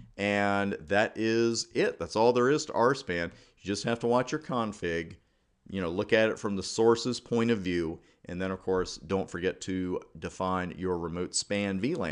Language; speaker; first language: English; native; English